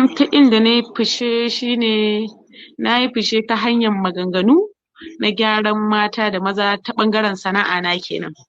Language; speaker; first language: Hausa; non-native, local second language; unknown